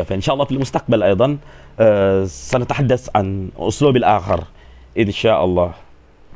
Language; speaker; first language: Arabic; non-native, fluent; Sundanese